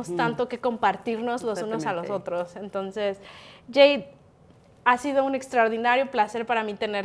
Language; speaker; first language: Spanish; native; Spanish